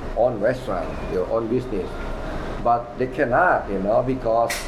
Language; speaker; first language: English; non-native, learner; Indonesian